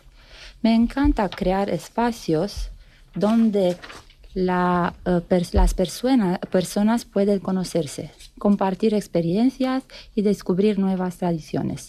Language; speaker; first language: Spanish; non-native, fluent; Romanian